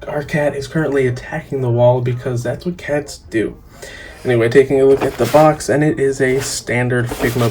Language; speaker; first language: English; native; English